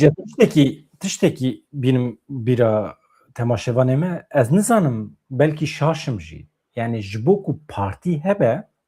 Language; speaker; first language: Kurdish; native; Kurdish